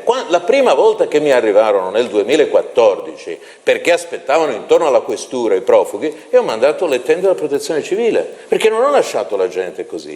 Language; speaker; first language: Italian; native; Italian